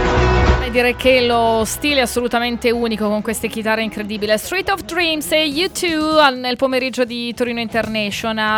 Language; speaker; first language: Italian; native; Italian